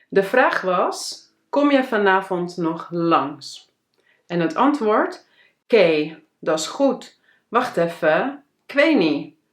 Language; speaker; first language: Dutch; native; Dutch